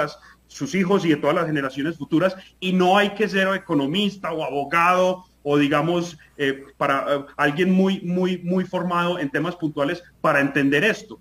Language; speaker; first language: Spanish; native; Spanish